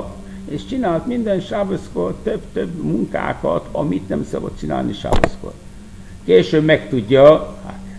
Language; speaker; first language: Hungarian; non-native, fluent; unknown